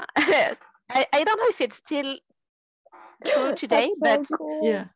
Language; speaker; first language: English; non-native, fluent; French